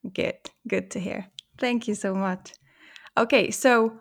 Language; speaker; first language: English; non-native, fluent; Czech